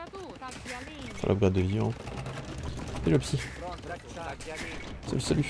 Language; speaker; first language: French; native; French